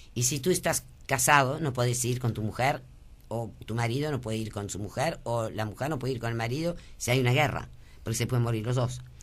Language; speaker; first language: Spanish; early bilingual, other home language; French